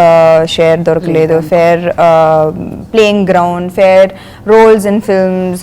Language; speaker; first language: Telugu; non-native, fluent; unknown